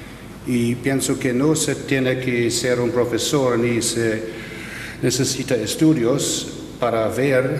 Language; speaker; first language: Spanish; non-native, fluent; German